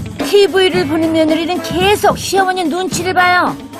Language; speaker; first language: Korean; native; Korean